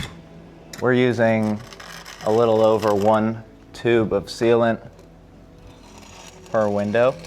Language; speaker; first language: English; native; English